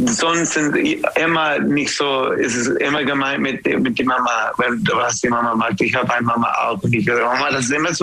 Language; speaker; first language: German; non-native, learner; English